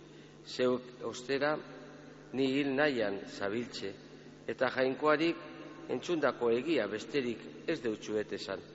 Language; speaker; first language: Basque; native; Basque